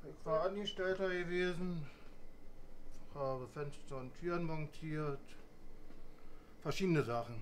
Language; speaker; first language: German; native; German